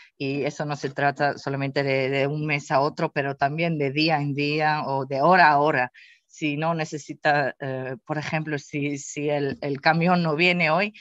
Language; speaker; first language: Spanish; non-native, fluent; Dutch